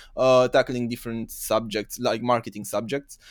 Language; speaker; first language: English; non-native, fluent; Romanian